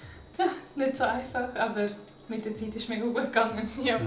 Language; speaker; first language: German; native; German